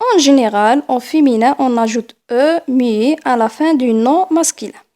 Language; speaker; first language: French; non-native, local second language; Arabic